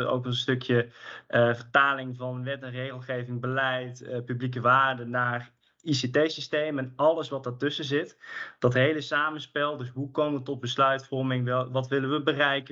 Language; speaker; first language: Dutch; native; Dutch